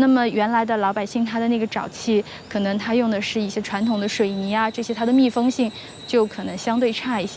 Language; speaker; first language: Chinese; native; Chinese